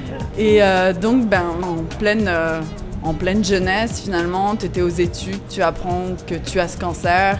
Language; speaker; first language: French; native; French